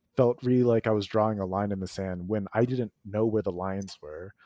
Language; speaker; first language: English; native; English